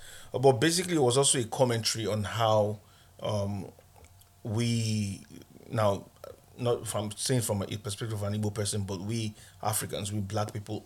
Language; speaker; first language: English; non-native, local second language; Igbo